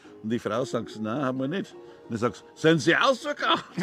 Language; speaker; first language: German; non-native, learner; English